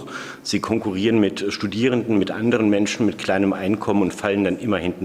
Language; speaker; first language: German; native; German